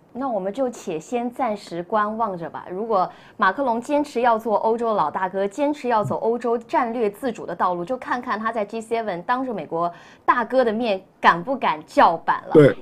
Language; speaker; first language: Chinese; native; Chinese